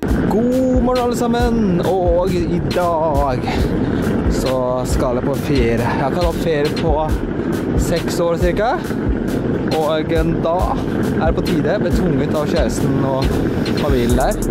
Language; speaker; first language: Norwegian; native; Norwegian